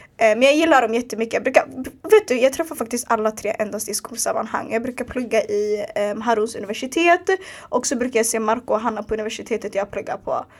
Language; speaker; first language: Swedish; early bilingual, other home language; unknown